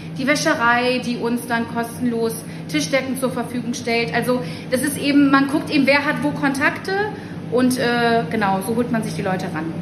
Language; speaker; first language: German; native; German